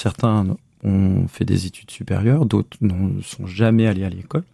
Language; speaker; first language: French; native; French